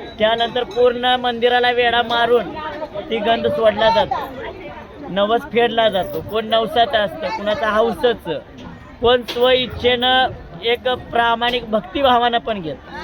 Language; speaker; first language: Marathi; native; Marathi